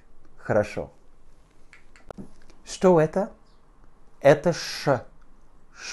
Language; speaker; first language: Russian; non-native, fluent; French